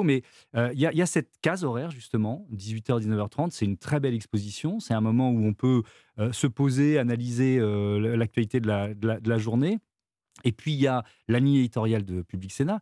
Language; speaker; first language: French; native; French